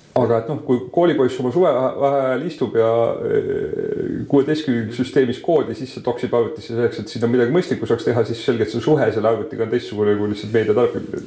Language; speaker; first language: Estonian; native; Estonian